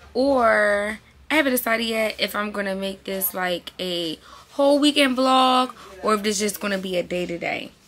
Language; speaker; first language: English; native; English